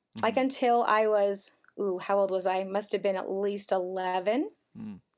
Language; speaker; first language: English; native; English